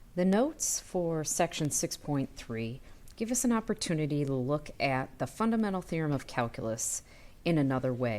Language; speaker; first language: English; native; English